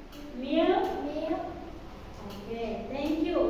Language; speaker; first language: English; non-native, learner; Indonesian